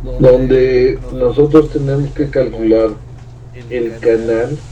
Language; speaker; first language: Spanish; native; Spanish